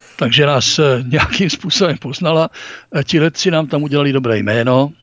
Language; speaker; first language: Czech; native; Czech